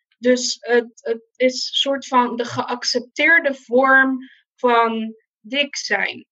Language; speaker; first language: Dutch; non-native, local second language; Papiamento